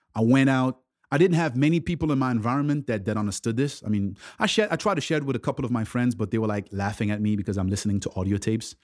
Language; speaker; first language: English; early bilingual, other home language; French